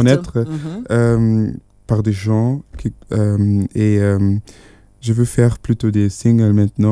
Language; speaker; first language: French; non-native, fluent; Yoruba